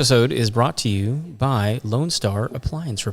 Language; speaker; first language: English; native; English